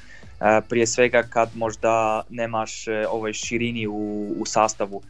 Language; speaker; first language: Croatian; non-native, fluent; Polish